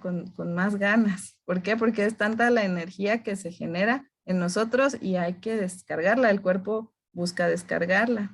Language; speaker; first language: Spanish; native; Spanish